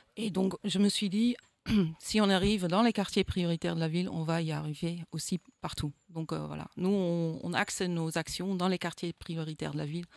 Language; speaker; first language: French; non-native, fluent; Dutch